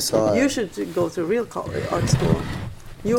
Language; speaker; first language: English; non-native, fluent; Norwegian